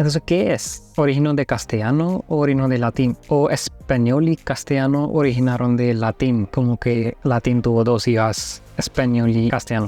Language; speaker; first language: Spanish; non-native, learner; Hindi